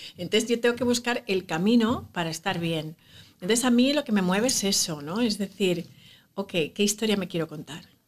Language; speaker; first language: Spanish; native; Spanish